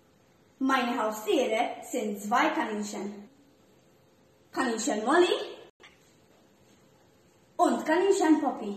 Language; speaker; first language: German; non-native, learner; Maltese